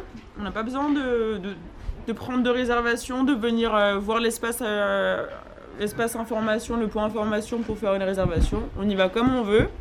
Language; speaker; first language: French; native; French